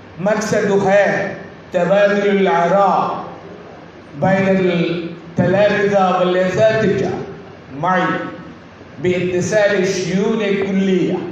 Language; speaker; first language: Arabic; non-native, learner; Bangla